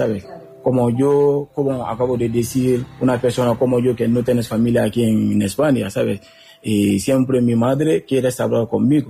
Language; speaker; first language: Spanish; non-native, learner; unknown